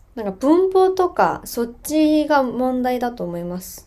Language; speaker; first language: Japanese; non-native, fluent; Korean